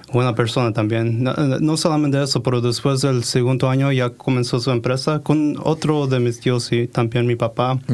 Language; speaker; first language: Spanish; early bilingual, heritage; Spanish